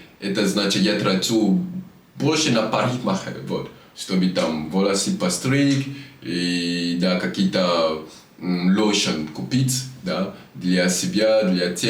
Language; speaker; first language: Russian; non-native, fluent; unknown